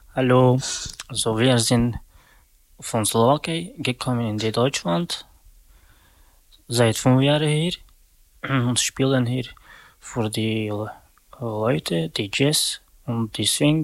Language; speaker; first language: German; non-native, learner; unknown